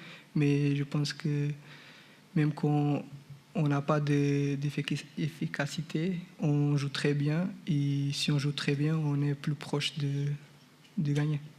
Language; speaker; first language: French; non-native, fluent; Portuguese